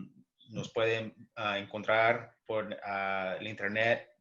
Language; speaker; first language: Spanish; early bilingual, heritage; English